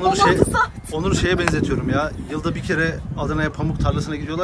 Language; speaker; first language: Turkish; native; Turkish